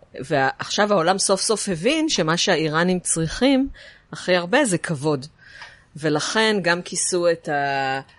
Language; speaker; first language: Hebrew; native; Hebrew